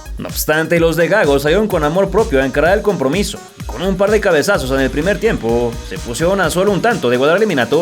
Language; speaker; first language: Spanish; native; Spanish